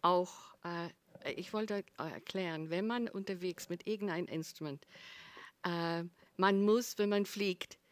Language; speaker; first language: German; non-native, learner; English